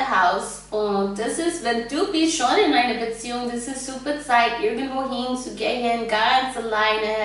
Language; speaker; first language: German; non-native, fluent; English